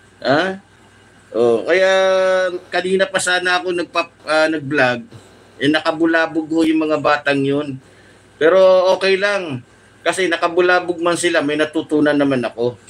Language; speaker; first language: Filipino; native; Filipino